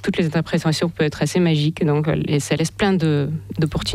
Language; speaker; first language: French; non-native, fluent; Russian